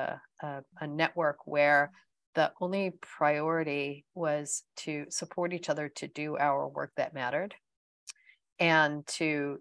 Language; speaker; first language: English; native; English